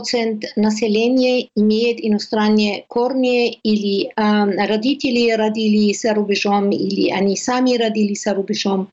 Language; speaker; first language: Russian; non-native, learner; German